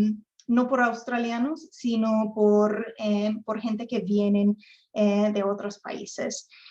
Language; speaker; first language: Spanish; non-native, fluent; English